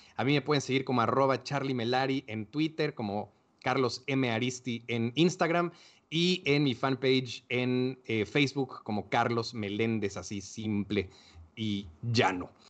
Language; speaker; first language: Spanish; native; Spanish